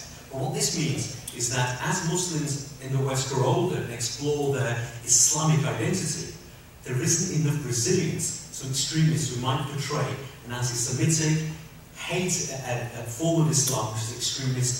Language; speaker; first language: English; native; English